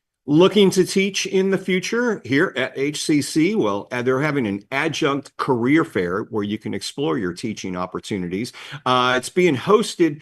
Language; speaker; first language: English; native; English